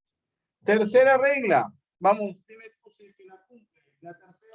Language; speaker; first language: Spanish; native; Spanish